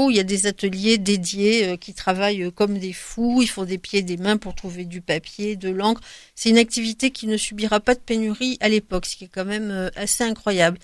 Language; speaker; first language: French; native; French